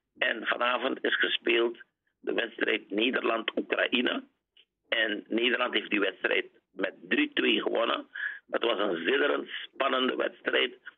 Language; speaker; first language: Dutch; native; Dutch